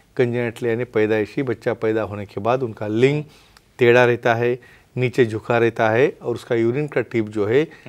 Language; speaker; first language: Hindi; non-native, local second language; Marathi